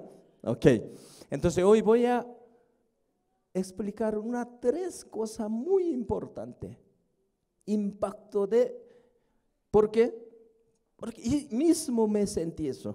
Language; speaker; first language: Spanish; non-native, fluent; Korean